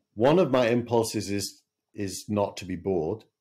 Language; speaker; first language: English; native; English